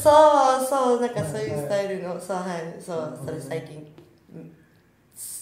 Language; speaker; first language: Japanese; non-native, fluent; Spanish